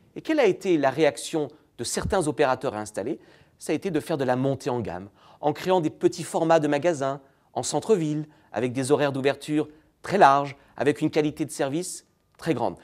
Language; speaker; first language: French; native; French